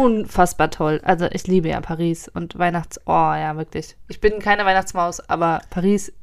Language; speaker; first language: German; native; German